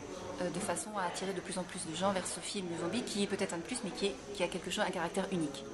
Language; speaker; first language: French; native; French